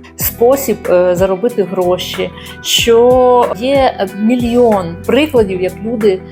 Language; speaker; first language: Ukrainian; non-native, local second language; Russian